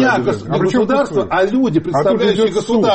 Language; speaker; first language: Russian; native; Russian